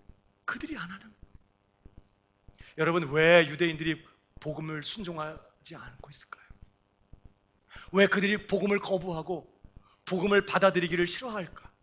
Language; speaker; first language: Korean; native; Korean